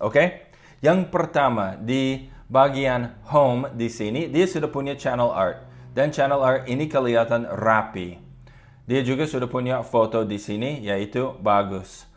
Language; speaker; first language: Indonesian; non-native, fluent; English